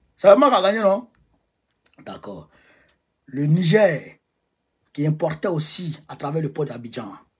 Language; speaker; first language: French; non-native, local second language; Bambara